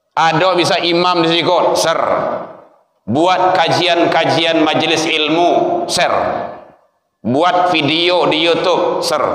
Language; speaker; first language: Malay; non-native, local second language; Minangkabau